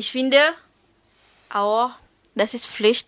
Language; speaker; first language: German; non-native, learner; Indonesian